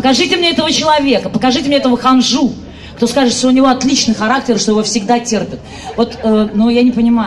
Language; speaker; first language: Russian; native; Russian